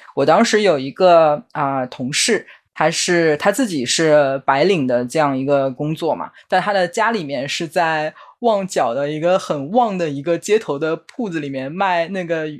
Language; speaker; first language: Chinese; native; Chinese